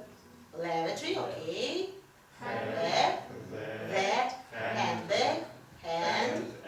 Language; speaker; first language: English; non-native, fluent; Russian